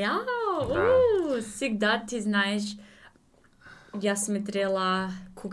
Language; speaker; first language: Russian; non-native, learner; English